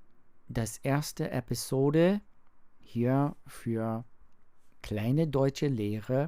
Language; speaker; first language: German; non-native, learner; English